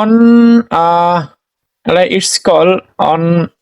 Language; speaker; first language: English; non-native, learner; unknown